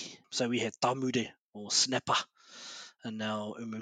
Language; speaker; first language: English; native; English